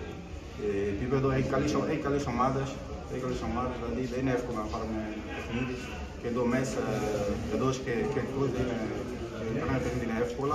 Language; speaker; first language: Greek; non-native, learner; Portuguese